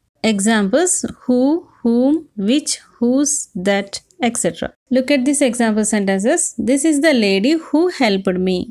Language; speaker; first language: English; non-native, local second language; Telugu